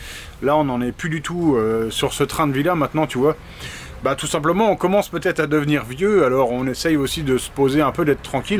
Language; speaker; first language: French; native; French